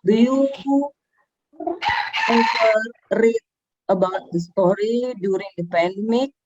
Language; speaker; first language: English; non-native, learner; Indonesian